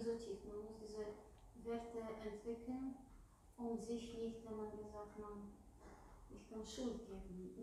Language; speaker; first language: German; non-native, learner; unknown